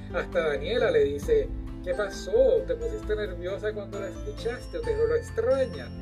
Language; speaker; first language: Spanish; native; Spanish